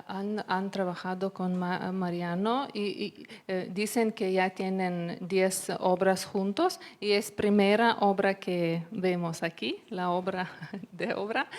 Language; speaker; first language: Spanish; non-native, learner; Lithuanian